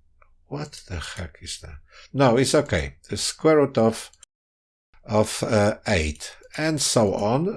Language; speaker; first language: English; non-native, fluent; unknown